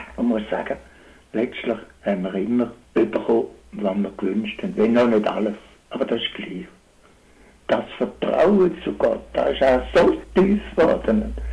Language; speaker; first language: German; native; German